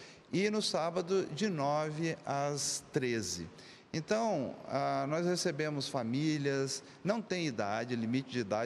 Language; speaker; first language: Portuguese; native; Portuguese